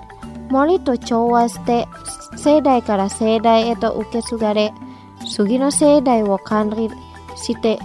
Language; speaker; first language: Japanese; non-native, fluent; Indonesian